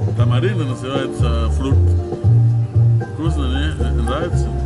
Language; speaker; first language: Russian; non-native, learner; Spanish